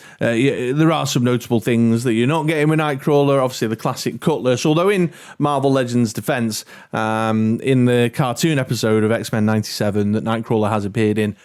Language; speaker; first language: English; native; English